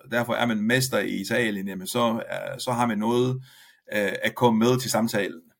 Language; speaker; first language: Danish; non-native, fluent; Italian